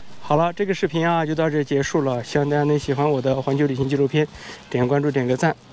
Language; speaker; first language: Chinese; native; Chinese